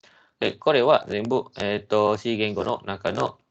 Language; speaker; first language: Japanese; non-native, fluent; Malay